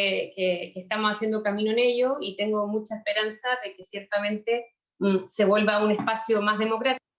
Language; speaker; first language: Spanish; native; Spanish